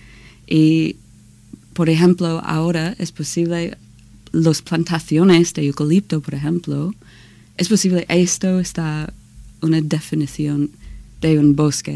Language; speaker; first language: Spanish; non-native, learner; English